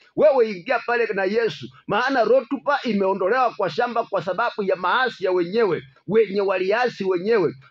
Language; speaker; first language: Swahili; non-native, local second language; Luyia